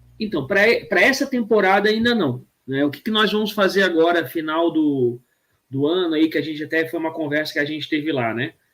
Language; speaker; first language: Portuguese; native; Portuguese